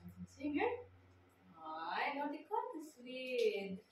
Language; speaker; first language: German; non-native, learner; Filipino